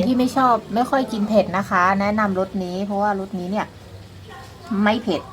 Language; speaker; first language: Thai; native; Thai